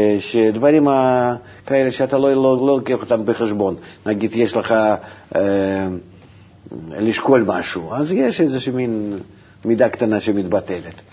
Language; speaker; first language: Hebrew; non-native, fluent; Russian